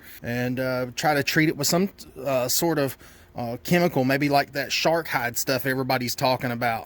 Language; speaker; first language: English; native; English